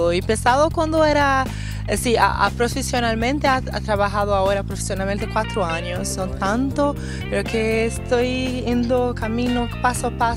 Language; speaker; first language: Spanish; non-native, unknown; Portuguese